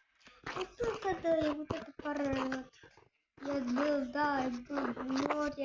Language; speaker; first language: Russian; non-native, local second language; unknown